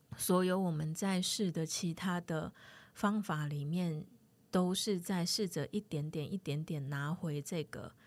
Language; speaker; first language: Chinese; native; Chinese